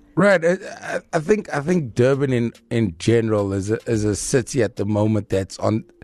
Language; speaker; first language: English; native; English